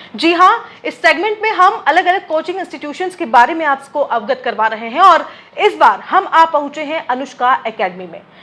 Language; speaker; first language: Hindi; native; Hindi